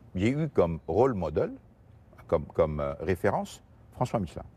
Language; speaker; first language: French; non-native, local second language; Portuguese